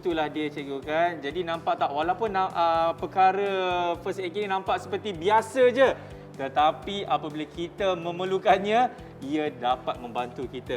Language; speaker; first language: Malay; native; Malay